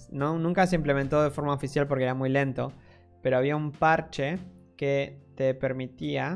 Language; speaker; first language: Spanish; native; Spanish